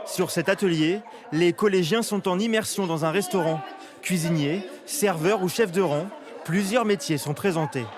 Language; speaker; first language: French; native; French